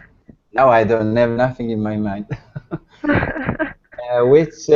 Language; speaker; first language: English; non-native, learner; Italian